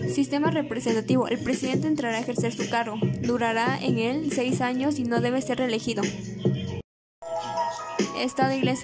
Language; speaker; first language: Spanish; native; Spanish